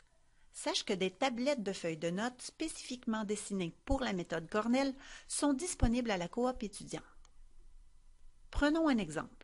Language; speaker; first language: French; native; French